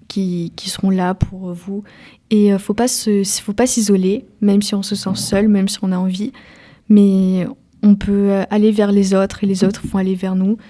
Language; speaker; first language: French; early bilingual, other home language; Ukrainian